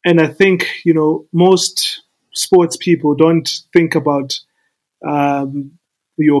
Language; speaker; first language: English; non-native, local second language; Xhosa